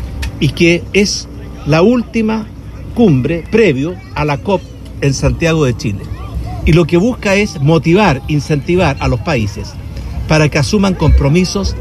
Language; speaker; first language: Spanish; native; Spanish